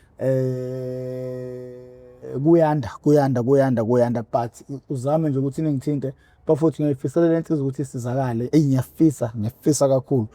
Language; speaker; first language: Zulu; native; Zulu